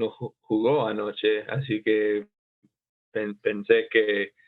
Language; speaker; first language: Spanish; non-native, fluent; English